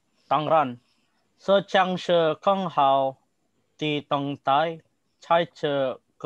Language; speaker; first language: Chinese; non-native, learner; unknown